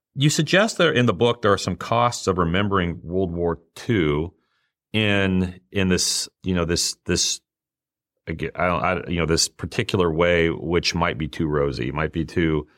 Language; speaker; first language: English; native; English